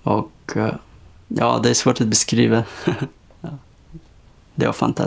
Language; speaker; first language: Swedish; non-native, learner; Persian